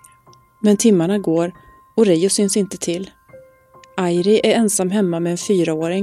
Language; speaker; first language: Swedish; native; Swedish